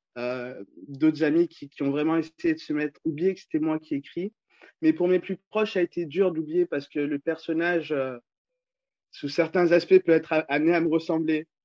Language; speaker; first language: French; native; French